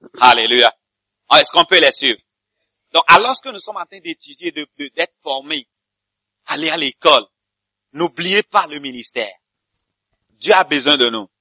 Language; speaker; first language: French; non-native, fluent; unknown